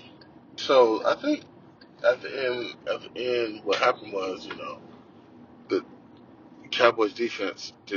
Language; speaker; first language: English; native; English